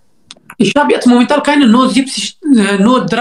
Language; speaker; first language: German; non-native, learner; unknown